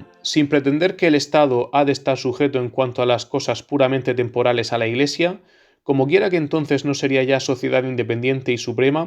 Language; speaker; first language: Spanish; native; Spanish